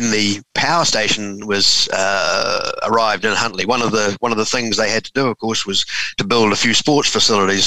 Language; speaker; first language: English; native; English